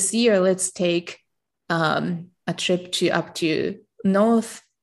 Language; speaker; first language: English; non-native, fluent; Japanese